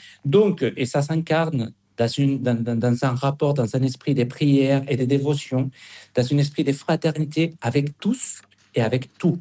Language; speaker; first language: French; non-native, fluent; Spanish